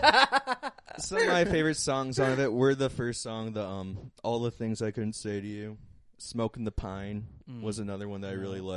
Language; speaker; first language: English; native; English